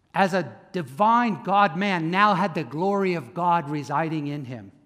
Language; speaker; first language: English; native; English